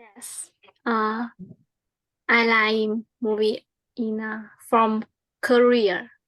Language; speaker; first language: English; non-native, learner; Vietnamese